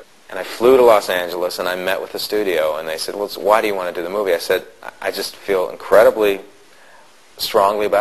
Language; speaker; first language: English; native; English